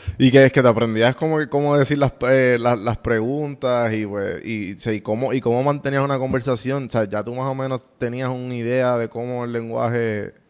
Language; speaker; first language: Spanish; native; Spanish